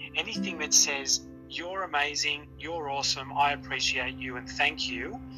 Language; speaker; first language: English; native; English